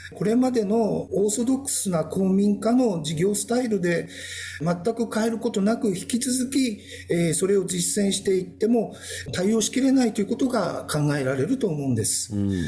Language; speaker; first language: Japanese; native; Japanese